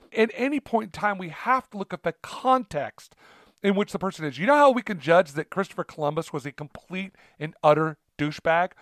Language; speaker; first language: English; early bilingual, other home language; Italian